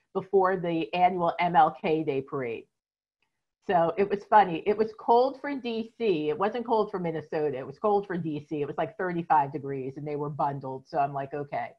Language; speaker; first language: English; native; English